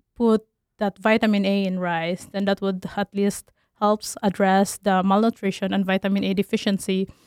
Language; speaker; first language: English; non-native, local second language; Cebuano